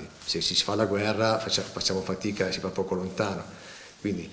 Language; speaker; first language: Italian; native; Italian